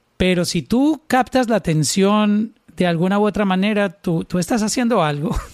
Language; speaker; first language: Spanish; native; Spanish